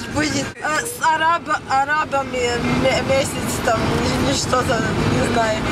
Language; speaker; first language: Russian; non-native, learner; Latvian